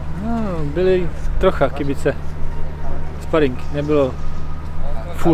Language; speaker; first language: Polish; non-native, learner; Czech